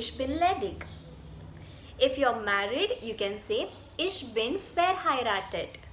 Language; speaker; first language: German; non-native, fluent; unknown